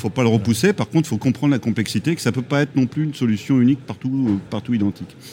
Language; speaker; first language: French; native; French